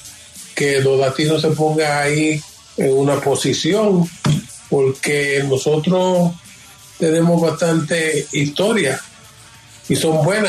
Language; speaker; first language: Spanish; early bilingual, heritage; Spanish